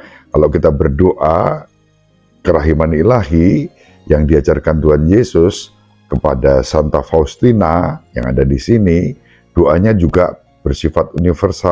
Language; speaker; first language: Indonesian; native; Indonesian